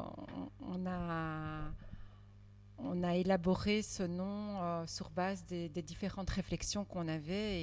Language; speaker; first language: French; native; French